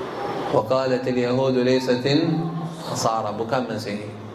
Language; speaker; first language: Indonesian; non-native, learner; Arabic